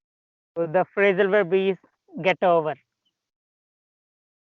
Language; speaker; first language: English; non-native, local second language; Telugu